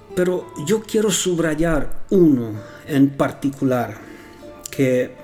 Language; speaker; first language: Spanish; non-native, fluent; Romanian